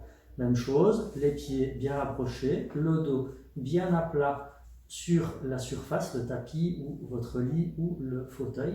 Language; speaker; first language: French; native; French